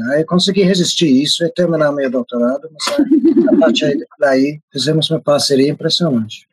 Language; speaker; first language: Portuguese; non-native, fluent; English